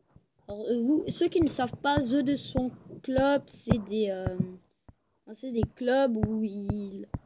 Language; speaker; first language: French; native; French